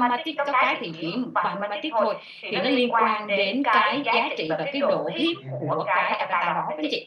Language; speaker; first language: Vietnamese; native; Vietnamese